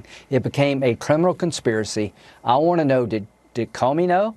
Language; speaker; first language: English; native; English